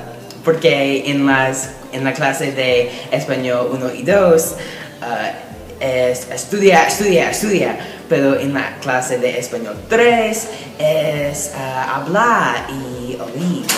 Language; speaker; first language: Spanish; non-native, learner; English